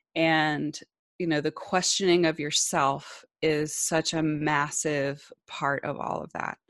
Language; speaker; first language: English; native; English